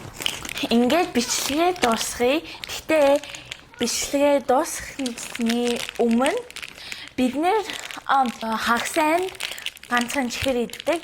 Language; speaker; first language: Mongolian; early bilingual, heritage; Mongolian